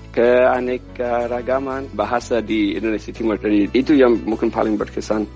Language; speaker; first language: Indonesian; non-native, fluent; English